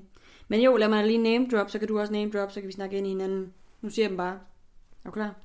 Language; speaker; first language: Danish; native; Danish